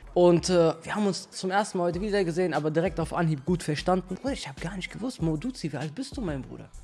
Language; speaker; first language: German; early bilingual, other home language; Albanian